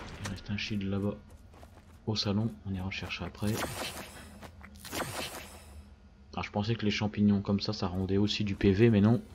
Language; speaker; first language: French; native; French